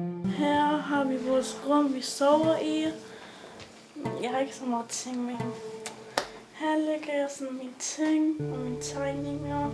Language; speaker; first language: Danish; non-native, learner; Arabic